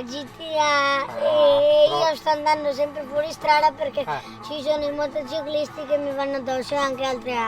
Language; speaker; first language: Italian; native; Italian